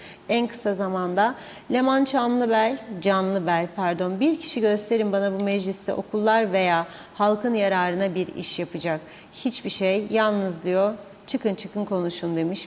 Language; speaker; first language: Turkish; native; Turkish